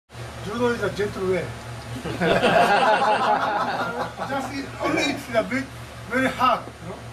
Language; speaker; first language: English; non-native, learner; Japanese